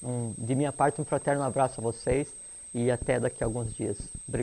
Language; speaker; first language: Portuguese; native; Portuguese